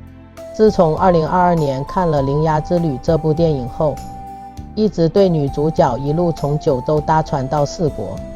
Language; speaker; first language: Chinese; native; Chinese